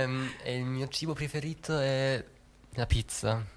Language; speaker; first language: Italian; early bilingual, heritage; Italian